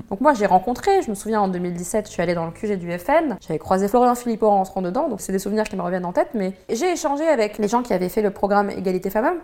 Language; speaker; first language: French; native; French